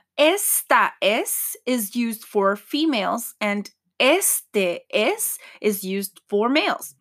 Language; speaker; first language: Spanish; non-native, learner; English